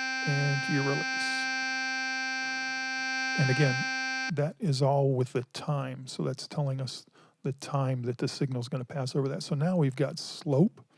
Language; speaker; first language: English; native; English